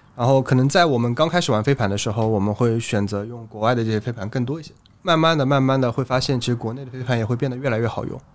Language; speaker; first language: Chinese; native; Chinese